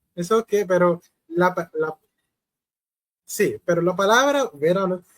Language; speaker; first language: Spanish; non-native, learner; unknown